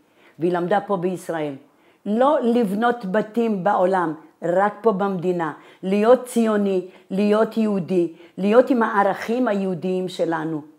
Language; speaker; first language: Hebrew; non-native, fluent; Italian